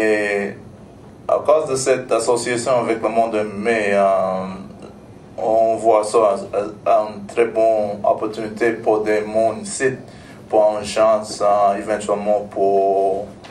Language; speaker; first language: French; non-native, local second language; English